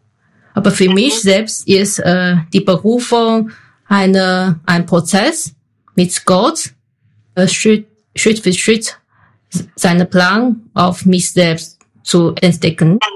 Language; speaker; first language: German; non-native, fluent; Chinese